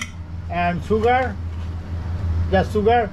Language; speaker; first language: English; non-native, learner; Sylheti